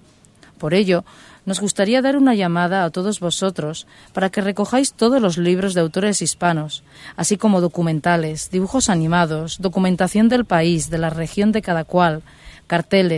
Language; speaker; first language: Spanish; native; Spanish